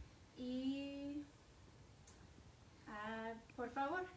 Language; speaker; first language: Spanish; non-native, fluent; English